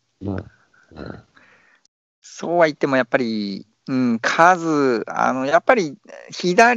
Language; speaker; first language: Japanese; native; Japanese